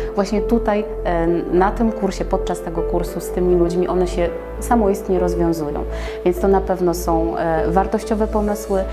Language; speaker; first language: Polish; native; Polish